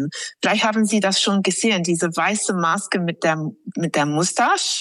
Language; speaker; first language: German; non-native, fluent; English